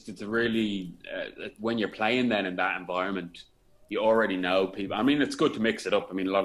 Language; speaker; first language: English; native; English